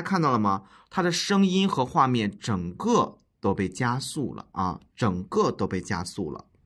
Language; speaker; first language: Chinese; native; Chinese